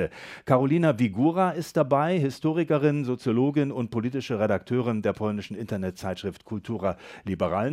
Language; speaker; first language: German; native; German